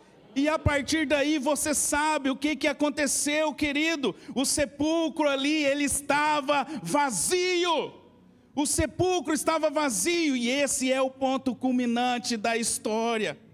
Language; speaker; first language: Portuguese; native; Portuguese